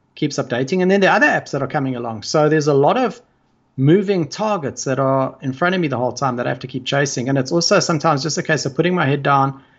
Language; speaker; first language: English; native; English